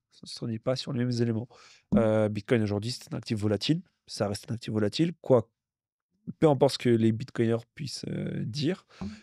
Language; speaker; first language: French; non-native, fluent; Russian